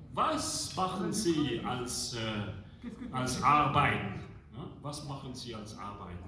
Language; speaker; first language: German; non-native, local second language; French